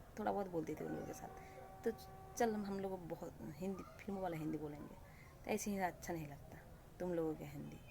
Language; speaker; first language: Hindi; non-native, local second language; Bangla